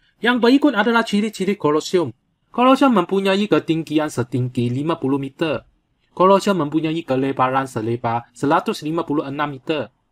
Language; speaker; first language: Malay; non-native, local second language; Chinese